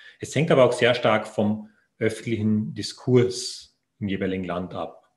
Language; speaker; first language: German; native; German